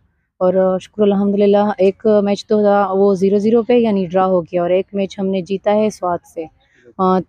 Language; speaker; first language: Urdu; non-native, local second language; Pashto